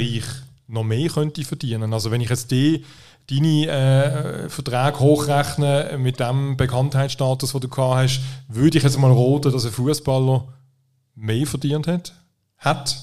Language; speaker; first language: German; native; German